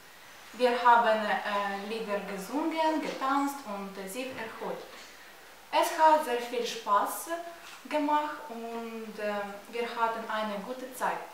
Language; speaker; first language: German; non-native, learner; Ukrainian